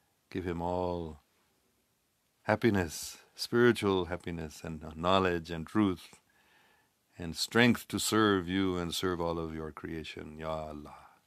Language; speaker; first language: English; native; English